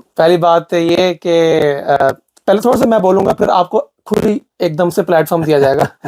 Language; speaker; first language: Urdu; non-native, local second language; Punjabi